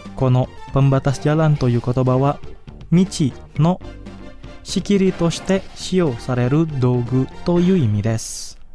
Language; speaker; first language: Japanese; non-native, fluent; Indonesian